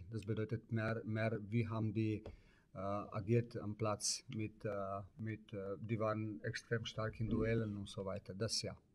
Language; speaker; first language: German; non-native, learner; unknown